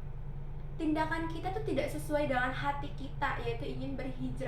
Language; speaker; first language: Indonesian; native; Indonesian